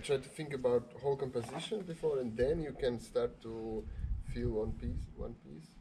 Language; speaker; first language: English; non-native, fluent; Russian